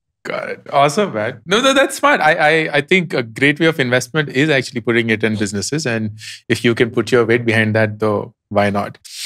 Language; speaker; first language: English; non-native, local second language; Hindi